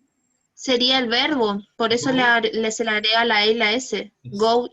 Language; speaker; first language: Spanish; native; Spanish